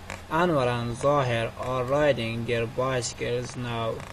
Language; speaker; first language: English; non-native, fluent; Persian